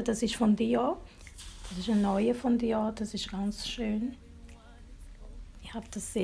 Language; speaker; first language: German; non-native, learner; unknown